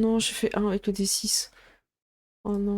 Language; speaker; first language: French; native; French